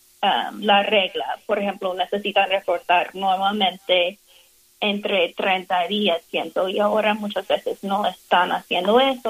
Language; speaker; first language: Spanish; non-native, fluent; English